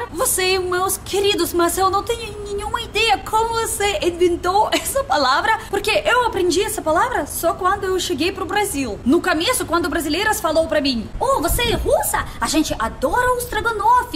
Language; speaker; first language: Portuguese; non-native, learner; Russian